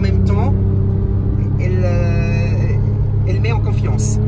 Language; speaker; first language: French; native; French